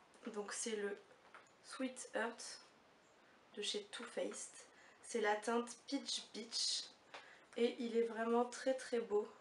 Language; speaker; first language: French; native; French